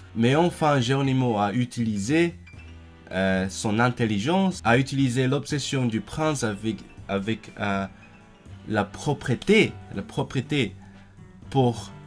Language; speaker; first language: French; non-native, fluent; Cantonese